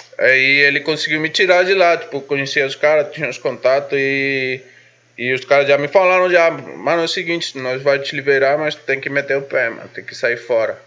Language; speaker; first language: Portuguese; non-native, fluent; Spanish